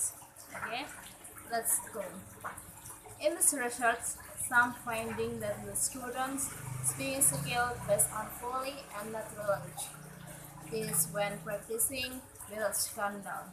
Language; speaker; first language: English; non-native, learner; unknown